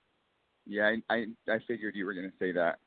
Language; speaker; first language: English; native; English